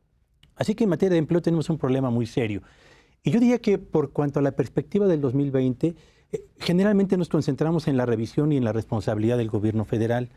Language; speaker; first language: Spanish; native; Spanish